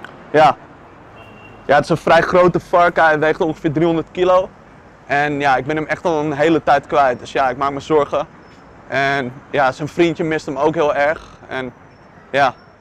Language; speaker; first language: Dutch; native; Dutch